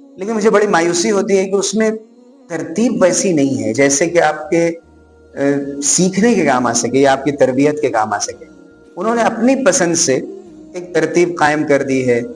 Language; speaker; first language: Urdu; native; Urdu